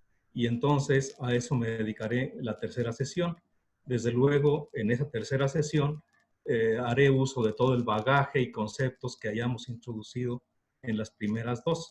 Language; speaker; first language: Spanish; native; Spanish